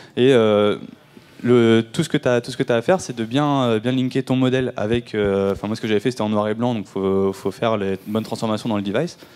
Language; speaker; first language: French; native; French